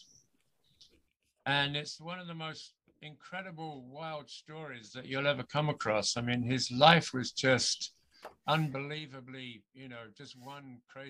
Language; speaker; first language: English; native; English